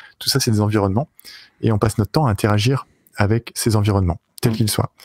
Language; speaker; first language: French; native; French